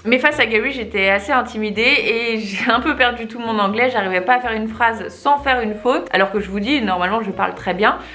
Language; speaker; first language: French; native; French